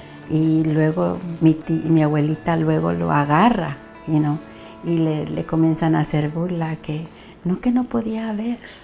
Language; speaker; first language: Spanish; early bilingual, heritage; Spanish